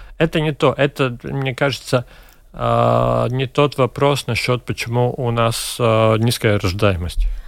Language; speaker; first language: Russian; non-native, local second language; Latvian